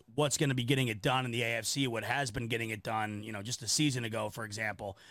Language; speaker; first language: English; native; English